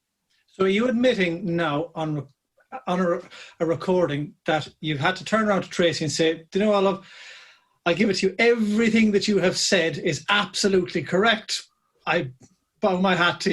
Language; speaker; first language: English; native; English